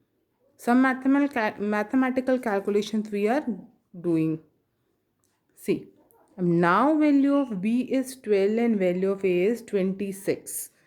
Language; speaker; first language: English; non-native, local second language; Hindi